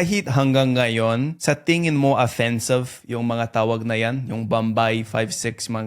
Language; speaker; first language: Filipino; non-native, fluent; English